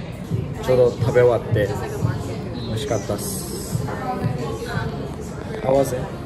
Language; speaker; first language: Japanese; native; Japanese